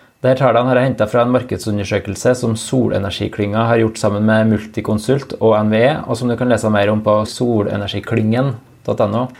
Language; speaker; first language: Norwegian; native; Norwegian